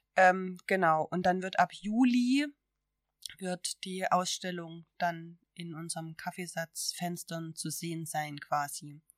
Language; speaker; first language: German; native; German